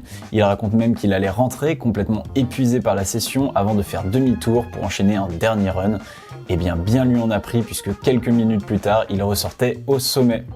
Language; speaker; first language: French; native; French